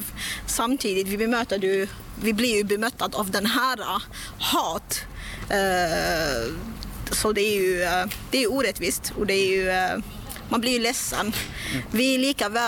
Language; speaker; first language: Swedish; non-native, fluent; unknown